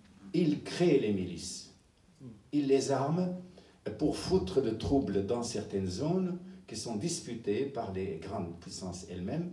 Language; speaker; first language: French; non-native, fluent; Arabic